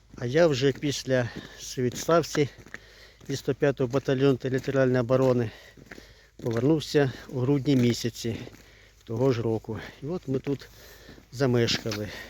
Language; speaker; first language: Ukrainian; native; Ukrainian